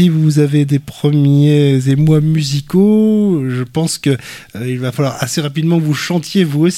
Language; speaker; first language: French; native; French